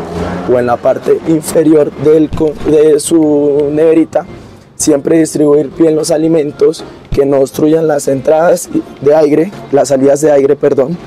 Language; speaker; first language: Spanish; native; Spanish